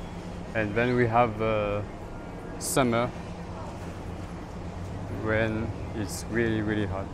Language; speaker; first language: English; non-native, fluent; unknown